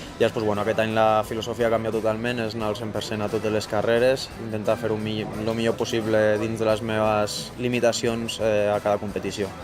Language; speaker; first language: Catalan; non-native, local second language; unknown